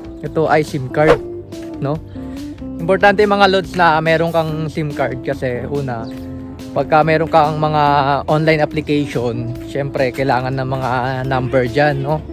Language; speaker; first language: Filipino; native; Filipino